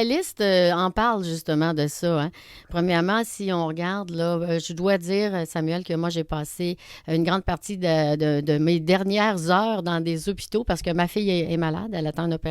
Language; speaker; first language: French; native; French